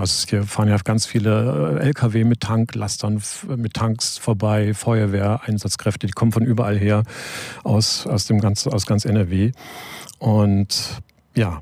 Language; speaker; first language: German; native; German